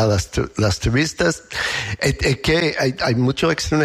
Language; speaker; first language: Spanish; non-native, learner; English